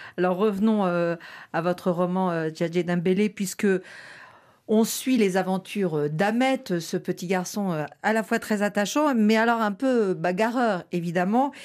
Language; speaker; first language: French; native; French